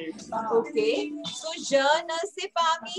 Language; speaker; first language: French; non-native, fluent; Hindi